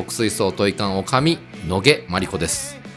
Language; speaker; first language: Japanese; native; Japanese